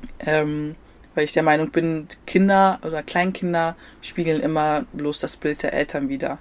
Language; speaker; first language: German; native; German